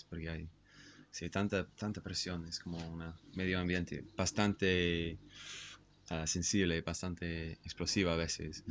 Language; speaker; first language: Spanish; non-native, fluent; English